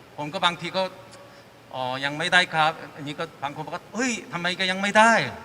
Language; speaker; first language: Thai; non-native, fluent; Korean